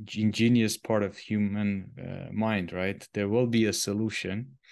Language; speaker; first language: English; non-native, fluent; Armenian